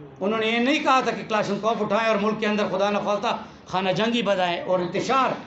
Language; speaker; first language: Urdu; non-native, local second language; Pashto